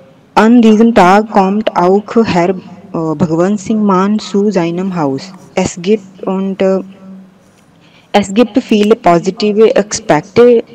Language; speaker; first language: German; non-native, learner; Punjabi